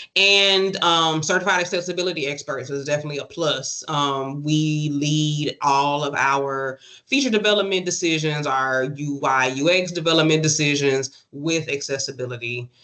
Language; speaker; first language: English; native; English